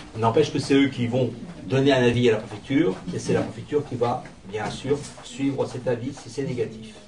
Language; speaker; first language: French; native; French